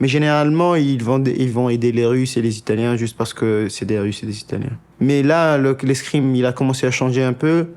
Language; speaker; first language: French; non-native, local second language; Arabic